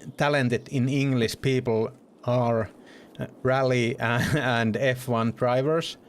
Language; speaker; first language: English; non-native, fluent; Finnish